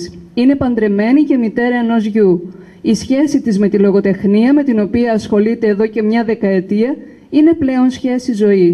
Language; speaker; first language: Greek; native; Greek